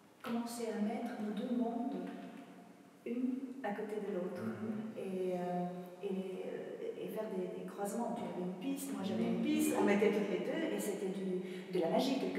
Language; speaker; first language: French; non-native, fluent; Polish